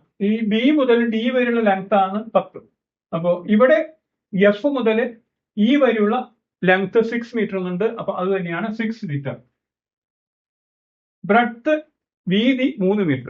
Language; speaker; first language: Malayalam; native; Malayalam